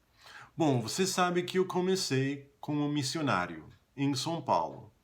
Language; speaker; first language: Portuguese; non-native, fluent; English